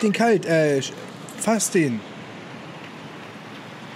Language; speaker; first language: German; native; German